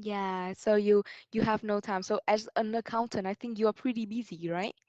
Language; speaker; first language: English; non-native, fluent; Vietnamese